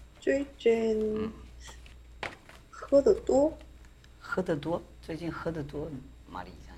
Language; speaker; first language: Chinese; non-native, learner; Korean